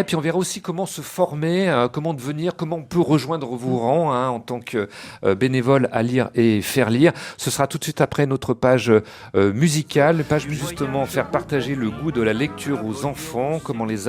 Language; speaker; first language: French; native; French